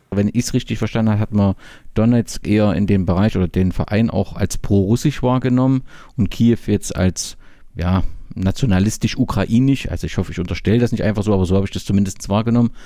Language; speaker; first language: German; native; German